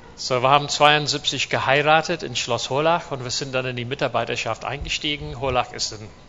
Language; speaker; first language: German; non-native, fluent; English